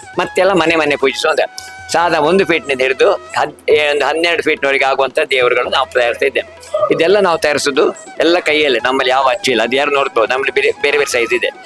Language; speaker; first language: Kannada; native; Kannada